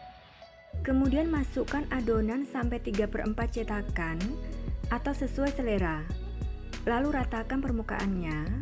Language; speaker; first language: Indonesian; native; Indonesian